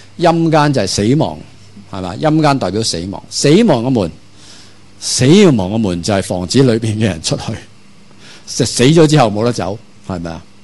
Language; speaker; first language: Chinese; non-native, local second language; Cantonese